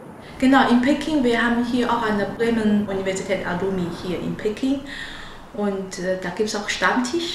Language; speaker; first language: German; non-native, learner; Chinese